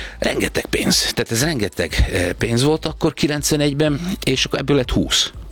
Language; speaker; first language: Hungarian; native; Hungarian